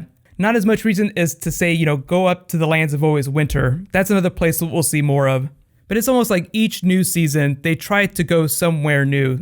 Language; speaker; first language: English; native; English